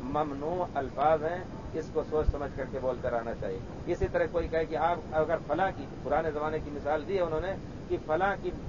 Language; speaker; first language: Urdu; native; Urdu